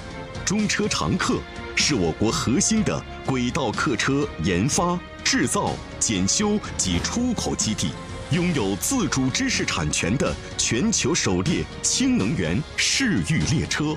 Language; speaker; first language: Chinese; native; Chinese